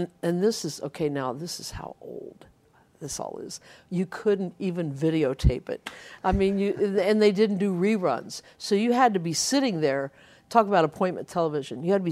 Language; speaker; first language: English; native; English